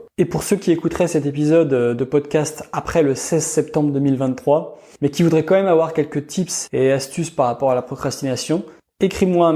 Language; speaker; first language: French; native; French